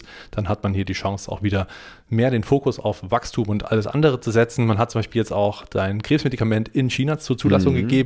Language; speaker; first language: German; native; German